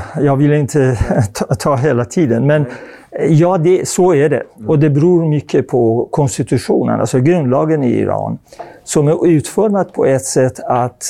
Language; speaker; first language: Swedish; non-native, fluent; Persian